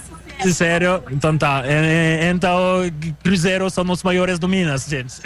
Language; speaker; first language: Portuguese; non-native, learner; French